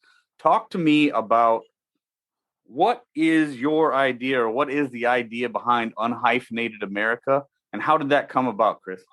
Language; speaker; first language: English; native; English